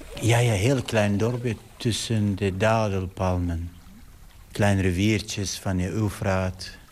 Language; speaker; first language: Dutch; non-native, fluent; Arabic